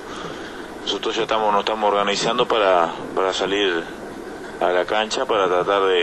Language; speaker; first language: Spanish; native; Spanish